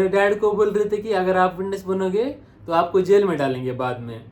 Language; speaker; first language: Hindi; non-native, local second language; Marathi